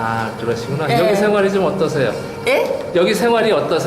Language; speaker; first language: Korean; native; Korean